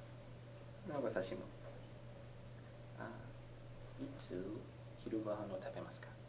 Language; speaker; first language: Japanese; non-native, learner; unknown